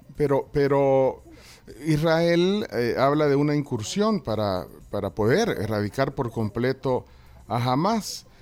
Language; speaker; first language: Spanish; native; Spanish